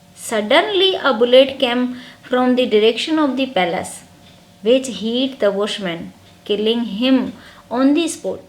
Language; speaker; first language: English; non-native, local second language; Gujarati